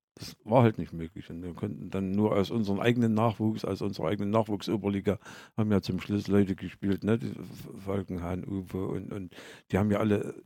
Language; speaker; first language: German; native; German